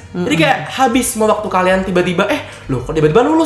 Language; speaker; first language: Indonesian; native; Indonesian